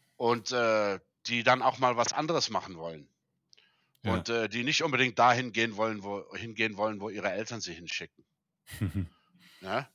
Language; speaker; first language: German; early bilingual, heritage; German